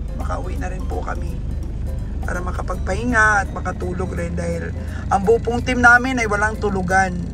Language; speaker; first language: Filipino; non-native, local second language; Aklanon